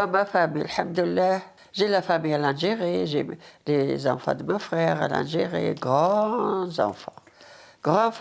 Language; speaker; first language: French; non-native, learner; Arabic